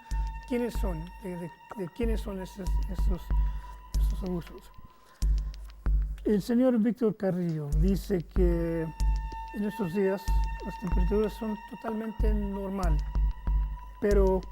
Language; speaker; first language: Spanish; non-native, fluent; English